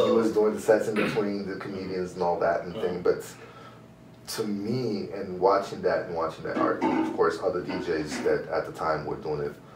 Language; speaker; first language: English; native; English